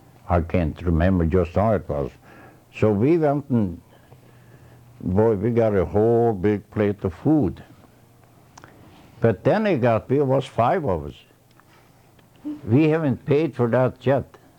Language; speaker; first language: English; non-native, fluent; Swedish